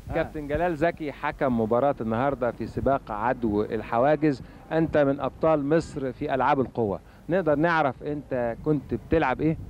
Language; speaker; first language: Arabic; native; Arabic